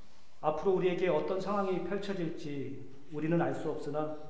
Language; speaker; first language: Korean; native; Korean